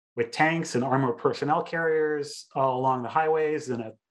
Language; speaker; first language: English; native; English